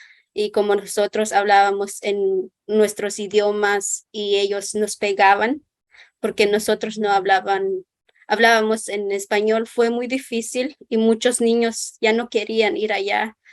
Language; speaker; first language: Spanish; non-native, local second language; Kʼicheʼ